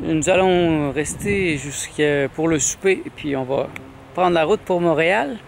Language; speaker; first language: French; native; French